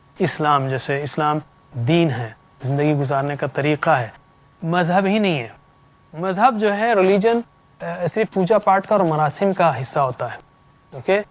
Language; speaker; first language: Urdu; native; Urdu